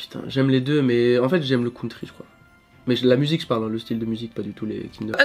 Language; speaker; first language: French; native; French